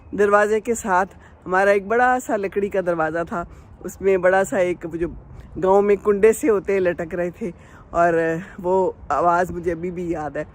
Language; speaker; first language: Urdu; native; Urdu